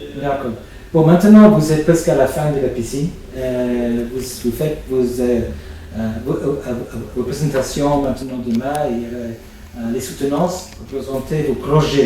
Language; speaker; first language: French; non-native, fluent; English